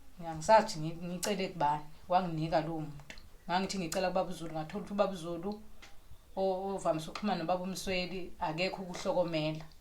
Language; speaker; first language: Zulu; native; Zulu